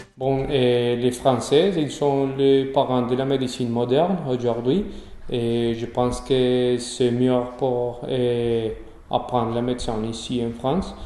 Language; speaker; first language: French; non-native, learner; Spanish